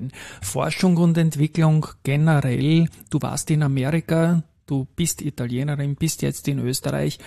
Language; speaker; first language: German; native; German